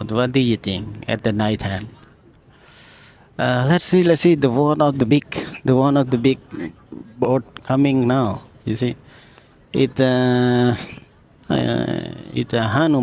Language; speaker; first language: English; non-native, learner; Khmer